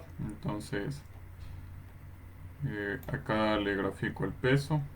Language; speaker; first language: Spanish; native; Spanish